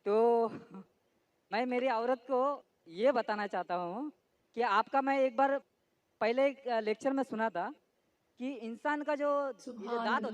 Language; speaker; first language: Hindi; non-native, local second language; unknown